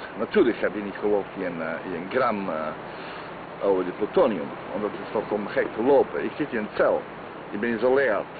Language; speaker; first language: Dutch; non-native, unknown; Croatian